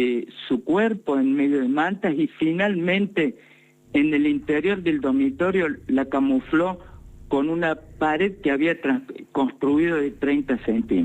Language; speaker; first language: Spanish; native; Spanish